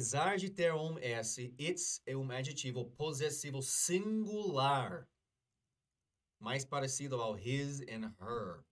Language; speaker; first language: Portuguese; non-native, fluent; English